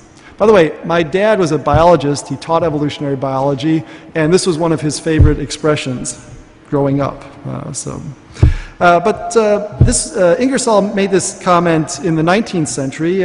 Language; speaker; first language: English; native; English